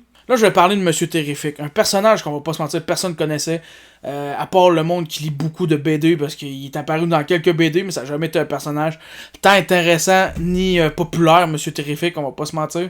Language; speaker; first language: French; native; French